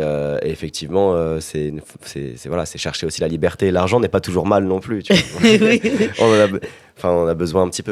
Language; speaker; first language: French; native; French